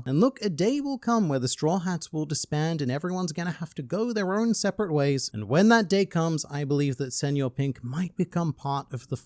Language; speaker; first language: English; native; English